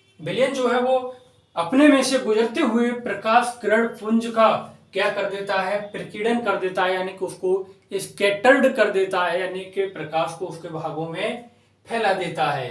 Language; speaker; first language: Hindi; native; Hindi